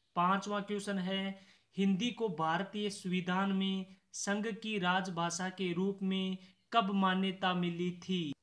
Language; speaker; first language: Hindi; native; Hindi